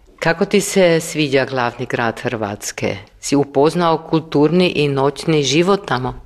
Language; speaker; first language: Croatian; native; Croatian